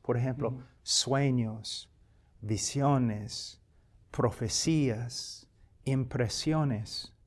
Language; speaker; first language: Spanish; non-native, fluent; English